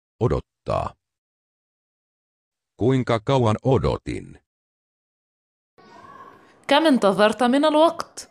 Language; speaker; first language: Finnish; non-native, learner; Arabic